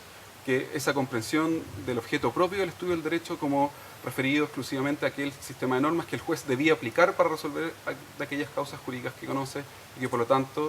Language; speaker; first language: Spanish; native; Spanish